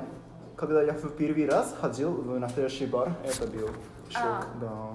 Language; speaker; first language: Russian; non-native, fluent; Japanese